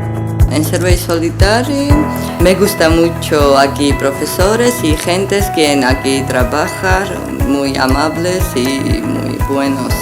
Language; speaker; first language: Spanish; non-native, learner; Georgian